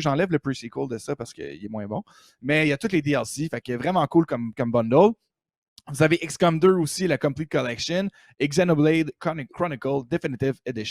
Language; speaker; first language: French; native; French